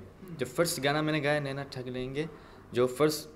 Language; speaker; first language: Hindi; non-native, fluent; Arabic